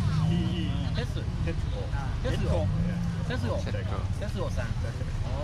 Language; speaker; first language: Thai; native; Thai